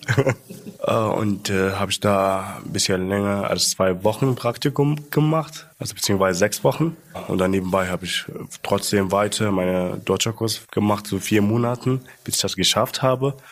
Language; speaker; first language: German; non-native, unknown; Arabic